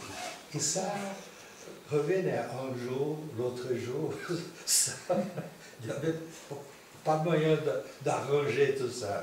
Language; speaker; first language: French; non-native, fluent; Portuguese